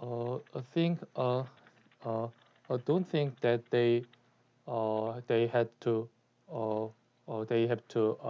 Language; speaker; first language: English; non-native, learner; Korean